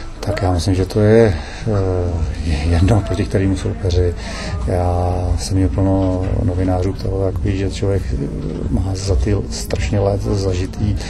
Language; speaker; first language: Czech; native; Czech